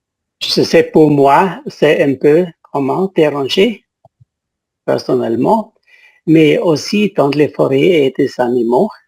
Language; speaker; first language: French; non-native, learner; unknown